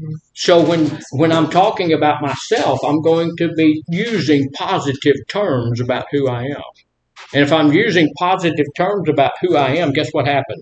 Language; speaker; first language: English; native; English